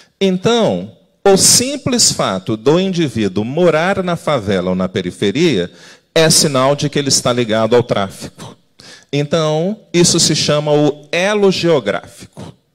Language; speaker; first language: Portuguese; native; Portuguese